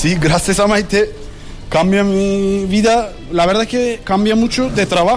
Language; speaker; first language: Spanish; non-native, learner; Turkish